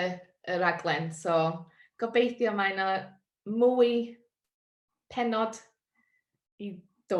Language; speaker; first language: Welsh; non-native, learner; English